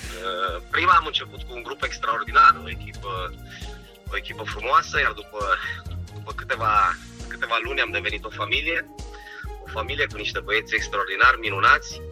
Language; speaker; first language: Romanian; native; Romanian